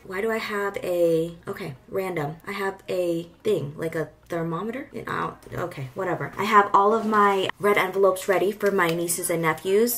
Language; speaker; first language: English; early bilingual, other home language; Vietnamese